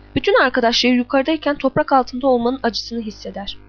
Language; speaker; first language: Turkish; native; Turkish